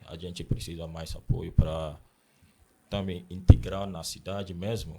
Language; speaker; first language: Portuguese; non-native, learner; Akan